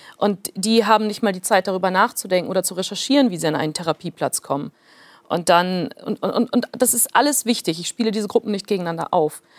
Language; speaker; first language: German; early bilingual, other home language; Plautdietsch